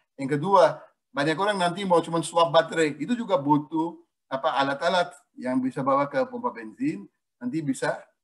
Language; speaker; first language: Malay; non-native, fluent; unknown